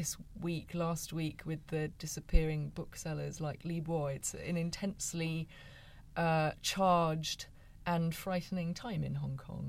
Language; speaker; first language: English; native; English